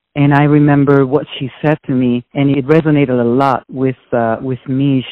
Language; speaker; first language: English; non-native, fluent; Italian